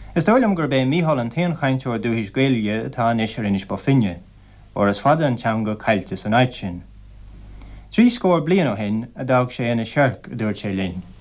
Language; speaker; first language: Irish; native; Irish